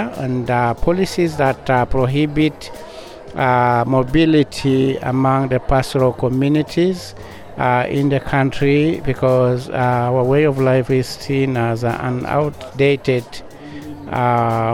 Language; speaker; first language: English; non-native, local second language; Masai